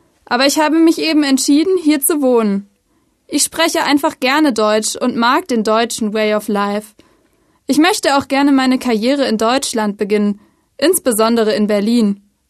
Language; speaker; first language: German; non-native, fluent; Italian